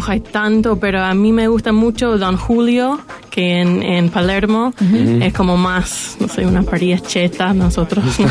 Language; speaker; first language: Spanish; non-native, fluent; English